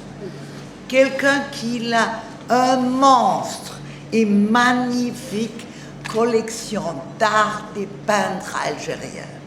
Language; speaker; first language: French; non-native, learner; German